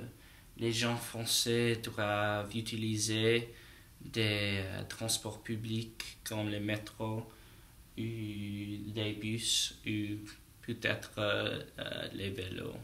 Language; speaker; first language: French; non-native, learner; English